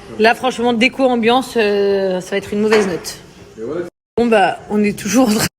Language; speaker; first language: French; native; French